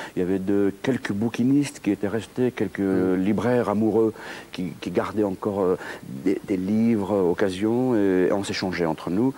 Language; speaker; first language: French; non-native, local second language; Kabyle